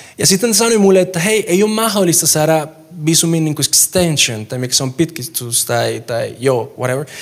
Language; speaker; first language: Finnish; non-native, fluent; Spanish